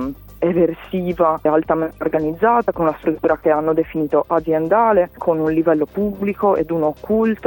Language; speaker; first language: Italian; native; Italian